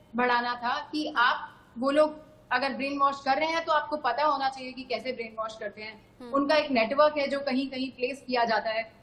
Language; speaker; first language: Hindi; native; Hindi